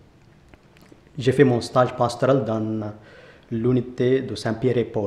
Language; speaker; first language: French; non-native, fluent; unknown